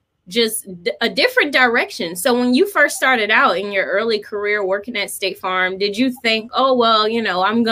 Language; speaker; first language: English; native; English